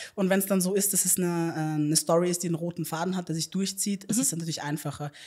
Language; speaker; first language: German; native; German